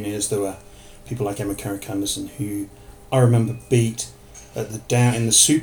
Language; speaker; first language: English; native; English